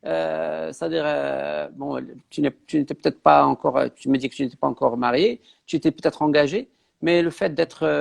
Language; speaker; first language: French; non-native, local second language; Arabic